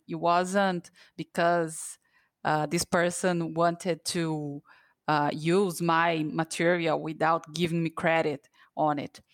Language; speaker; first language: English; non-native, fluent; Portuguese